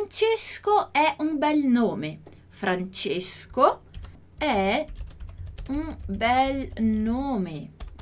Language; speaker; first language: Italian; non-native, fluent; Portuguese